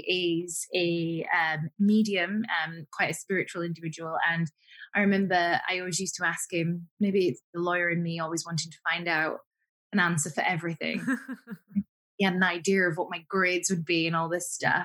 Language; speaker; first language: English; native; English